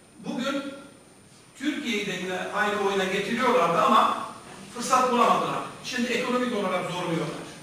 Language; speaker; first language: Turkish; native; Turkish